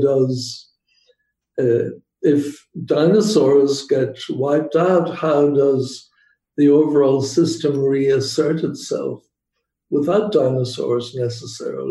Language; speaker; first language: English; native; English